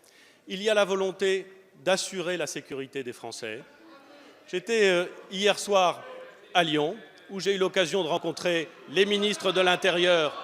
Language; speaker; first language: French; native; French